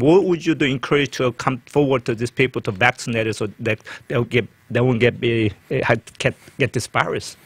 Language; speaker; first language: English; non-native, fluent; Korean